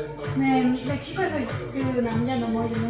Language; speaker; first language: Korean; non-native, learner; Spanish